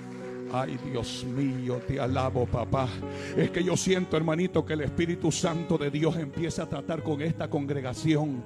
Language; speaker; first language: Spanish; native; Spanish